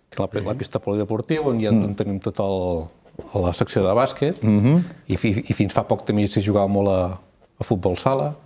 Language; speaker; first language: Catalan; native; Catalan